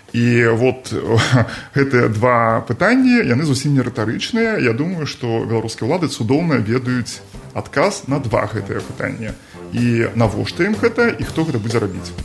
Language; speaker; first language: Belarusian; non-native, local second language; Russian